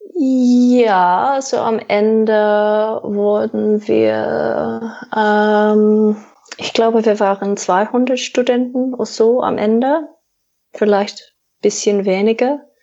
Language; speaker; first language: German; non-native, fluent; English